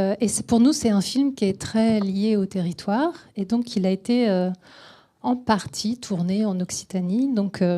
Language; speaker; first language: French; native; French